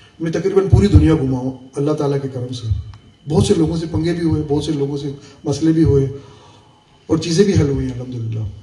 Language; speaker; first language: Urdu; non-native, local second language; Memoni